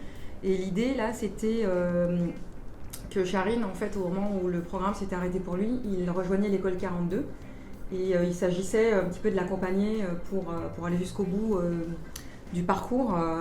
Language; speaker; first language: French; native; French